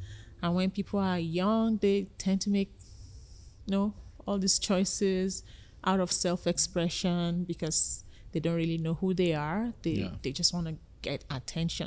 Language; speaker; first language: English; non-native, local second language; Yoruba